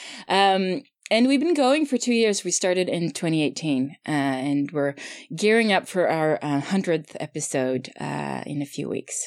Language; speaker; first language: English; non-native, fluent; Swedish